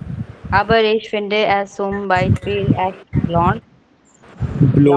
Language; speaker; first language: German; non-native, learner; Hindi